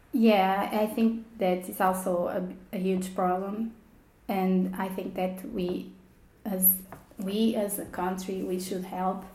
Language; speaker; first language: English; non-native, fluent; Portuguese